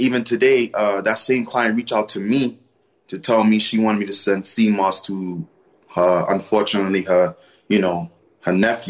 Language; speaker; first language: English; native; English